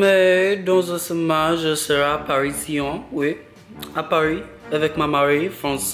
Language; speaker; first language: French; non-native, learner; English